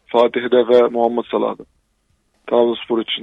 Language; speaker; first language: Turkish; non-native, learner; Arabic